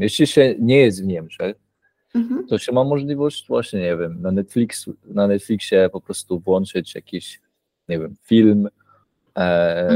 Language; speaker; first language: Polish; early bilingual, heritage; Polish